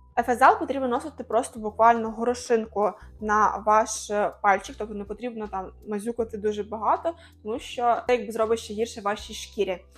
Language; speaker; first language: Ukrainian; non-native, local second language; Russian